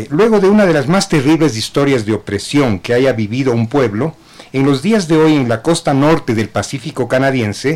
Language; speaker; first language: Spanish; native; Spanish